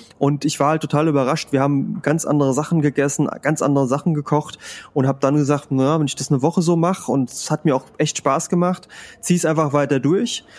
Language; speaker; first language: German; early bilingual, other home language; Spanish